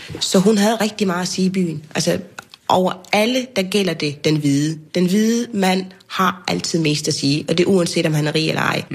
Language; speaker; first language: Danish; early bilingual, other home language; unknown